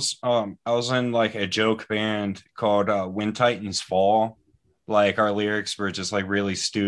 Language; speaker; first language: English; native; English